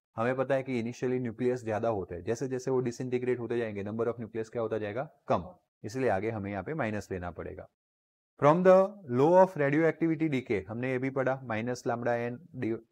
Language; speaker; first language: Hindi; non-native, local second language; Gujarati